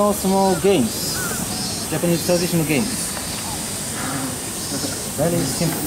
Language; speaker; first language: English; non-native, learner; Japanese